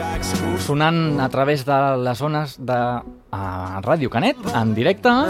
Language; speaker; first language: Catalan; native; Catalan